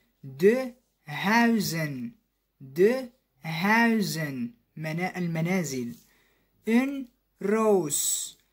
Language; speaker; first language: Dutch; non-native, fluent; Arabic